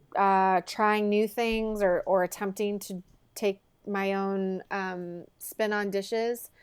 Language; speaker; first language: English; native; English